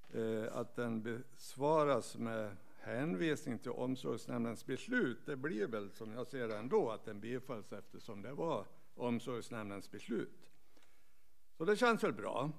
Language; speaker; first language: Swedish; native; Swedish